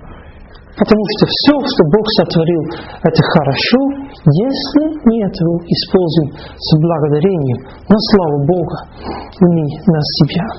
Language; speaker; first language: Russian; non-native, fluent; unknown